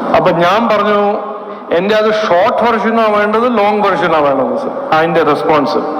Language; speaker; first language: Malayalam; early bilingual, heritage; Malayalam